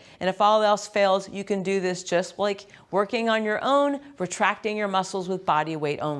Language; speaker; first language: English; native; English